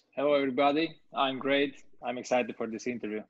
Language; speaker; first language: English; non-native, fluent; Latvian